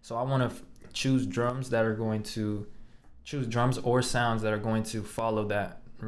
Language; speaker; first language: English; native; English